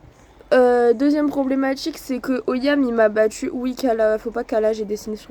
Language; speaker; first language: French; native; French